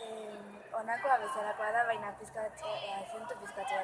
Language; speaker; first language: Basque; early bilingual, other home language; Spanish